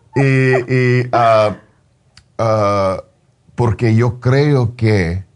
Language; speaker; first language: Spanish; early bilingual, heritage; Spanish